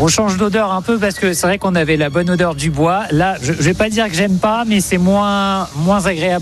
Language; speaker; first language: French; native; French